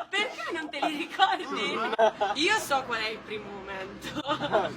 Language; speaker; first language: Italian; native; Italian